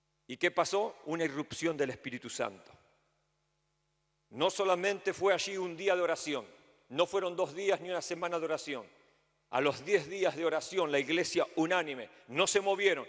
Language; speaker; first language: Spanish; native; Spanish